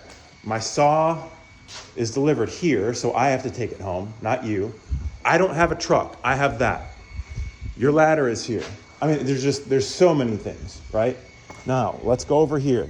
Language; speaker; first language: English; native; English